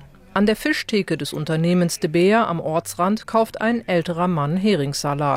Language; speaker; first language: German; native; German